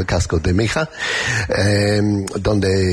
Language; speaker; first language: Spanish; non-native, learner; English